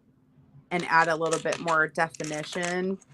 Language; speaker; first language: English; native; English